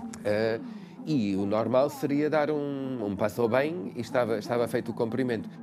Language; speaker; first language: Portuguese; non-native, fluent; English